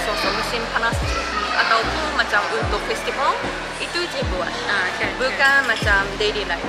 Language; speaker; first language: Indonesian; non-native, fluent; Japanese